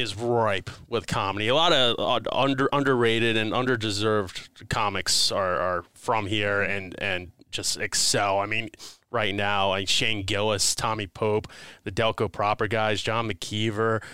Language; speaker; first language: English; native; English